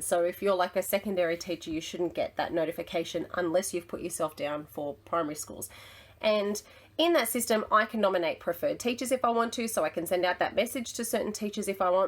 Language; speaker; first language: English; native; English